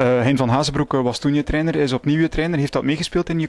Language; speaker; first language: Dutch; native; Dutch